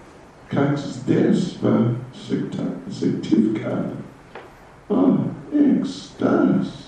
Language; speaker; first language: Russian; non-native, learner; English